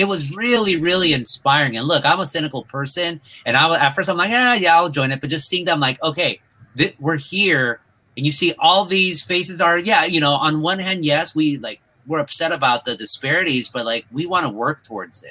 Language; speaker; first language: English; early bilingual, other home language; Spanish